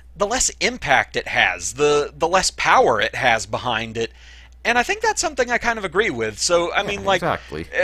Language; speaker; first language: English; native; English